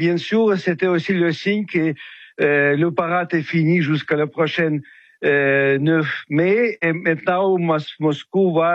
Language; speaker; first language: French; non-native, fluent; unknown